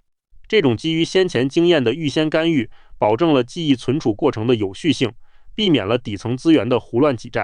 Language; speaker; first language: Chinese; native; Chinese